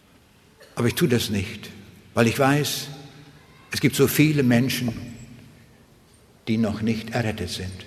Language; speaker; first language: German; native; German